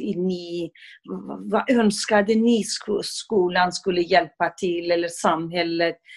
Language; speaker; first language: Swedish; non-native, fluent; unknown